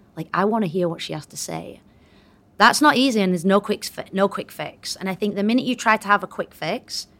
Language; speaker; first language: English; native; English